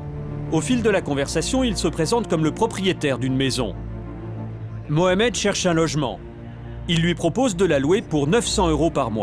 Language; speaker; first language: French; native; French